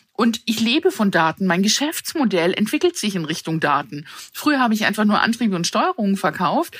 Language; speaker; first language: German; early bilingual, other home language; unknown